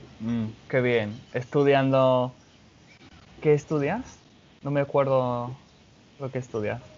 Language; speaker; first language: Spanish; non-native, fluent; English